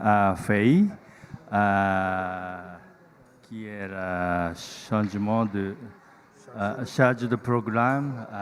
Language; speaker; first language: French; non-native, learner; Japanese